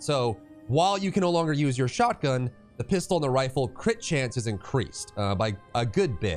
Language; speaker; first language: English; native; English